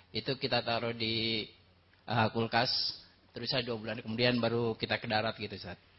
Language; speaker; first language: Indonesian; native; Indonesian